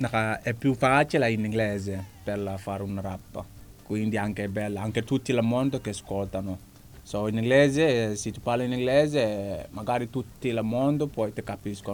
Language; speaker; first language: Italian; non-native, learner; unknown